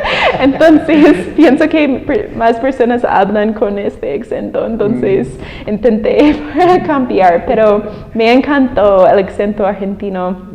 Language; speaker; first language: Spanish; non-native, fluent; English